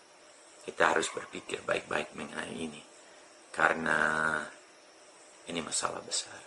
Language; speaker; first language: Indonesian; non-native, fluent; English